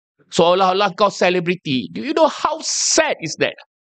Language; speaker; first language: English; non-native, local second language; Malay